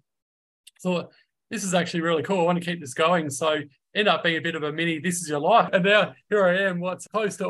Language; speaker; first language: English; native; English